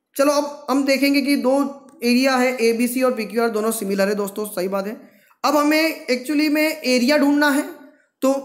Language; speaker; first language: Hindi; non-native, local second language; Gujarati